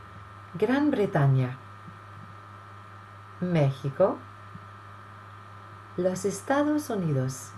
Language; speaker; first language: Spanish; non-native, fluent; English